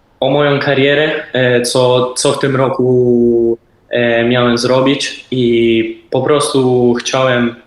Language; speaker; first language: Polish; early bilingual, heritage; Polish